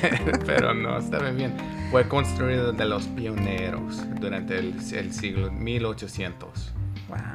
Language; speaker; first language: Spanish; non-native, learner; English